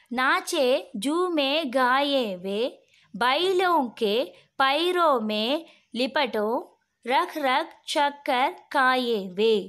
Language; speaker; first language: Hindi; non-native, local second language; Tamil